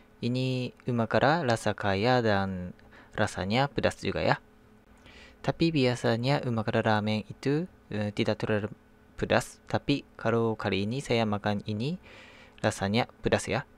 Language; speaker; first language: Indonesian; non-native, learner; Japanese